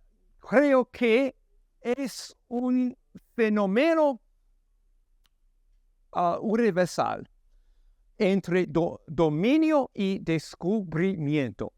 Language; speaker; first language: Spanish; non-native, learner; English